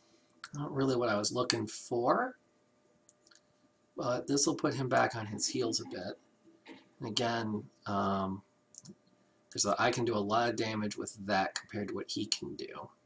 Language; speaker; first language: English; native; English